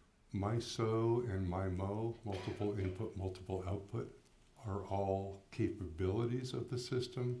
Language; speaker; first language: English; native; English